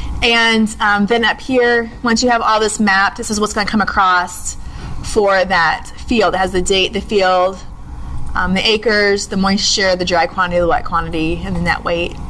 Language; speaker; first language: English; native; English